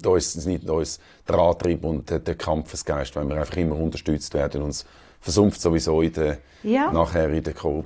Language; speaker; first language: German; native; German